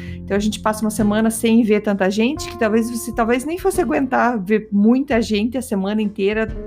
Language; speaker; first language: Portuguese; native; Portuguese